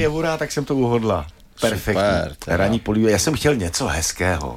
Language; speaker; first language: Czech; native; Czech